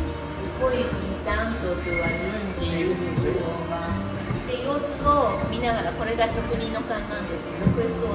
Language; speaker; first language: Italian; non-native, learner; Japanese